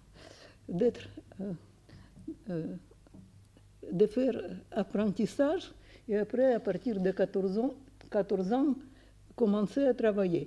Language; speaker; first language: French; non-native, fluent; Russian